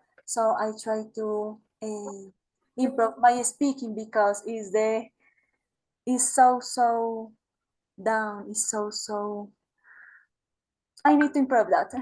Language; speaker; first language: English; non-native, learner; Spanish